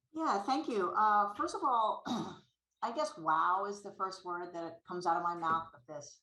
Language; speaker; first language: English; native; English